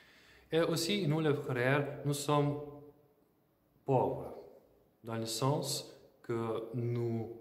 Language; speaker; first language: French; non-native, fluent; Slovenian